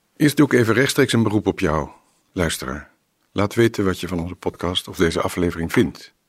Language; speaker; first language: Dutch; native; Dutch